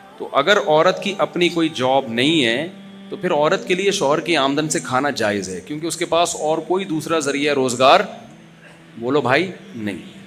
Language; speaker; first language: Urdu; native; Urdu